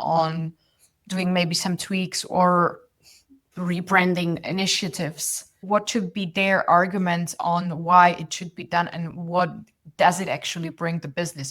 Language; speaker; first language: English; non-native, fluent; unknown